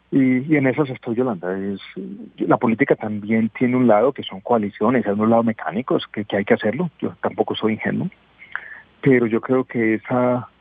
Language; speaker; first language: Spanish; native; Spanish